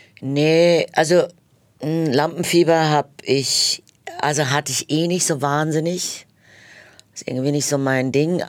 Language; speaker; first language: German; native; German